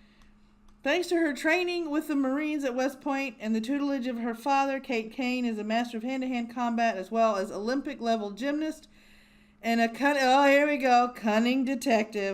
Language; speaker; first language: English; native; English